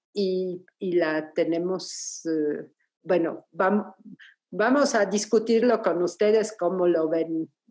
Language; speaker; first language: Spanish; non-native, fluent; Polish